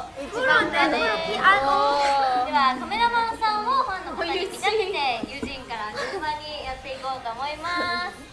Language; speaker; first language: Japanese; native; Japanese